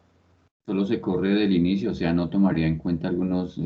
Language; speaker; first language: Spanish; native; Spanish